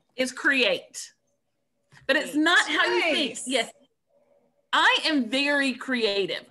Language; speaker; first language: English; native; English